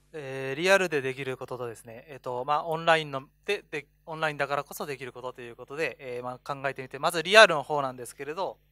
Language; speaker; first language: Japanese; native; Japanese